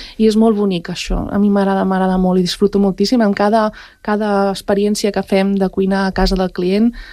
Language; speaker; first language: Catalan; native; Catalan